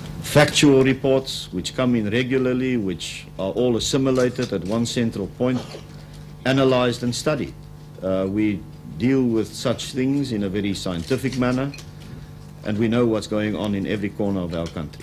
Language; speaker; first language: English; non-native, local second language; Afrikaans